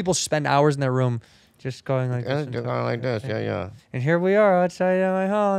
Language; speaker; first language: English; native; English